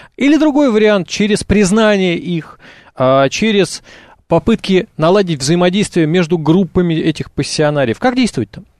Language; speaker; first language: Russian; native; Russian